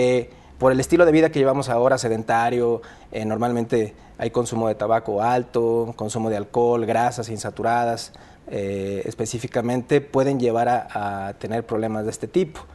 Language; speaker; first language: Spanish; native; Spanish